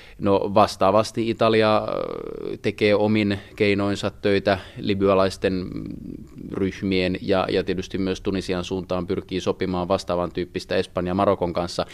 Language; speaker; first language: Finnish; native; Finnish